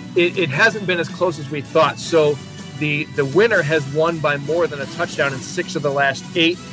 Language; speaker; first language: English; native; English